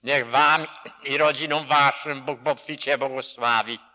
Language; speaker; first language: Polish; early bilingual, heritage; Polish